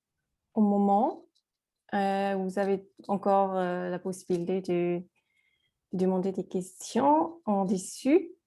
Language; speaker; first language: French; non-native, fluent; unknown